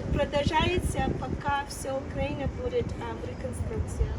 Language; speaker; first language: Russian; non-native, learner; English